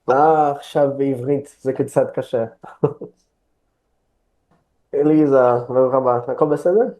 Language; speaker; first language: Hebrew; non-native, learner; Portuguese